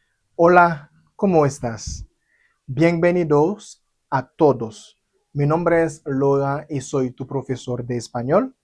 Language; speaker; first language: Spanish; non-native, fluent; Haitian Creole